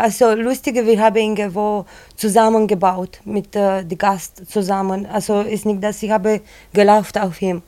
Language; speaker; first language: German; non-native, learner; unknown